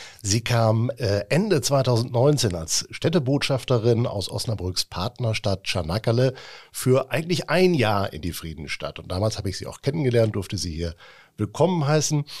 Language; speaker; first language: German; native; German